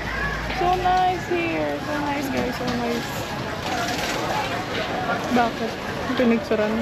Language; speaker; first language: English; non-native, local second language; Filipino